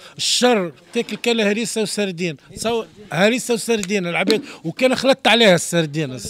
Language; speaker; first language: Arabic; native; Arabic